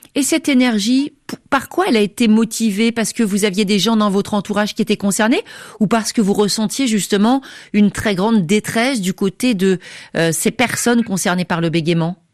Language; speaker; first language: French; native; French